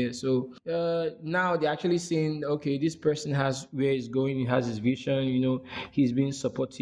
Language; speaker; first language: English; non-native, local second language; Igbo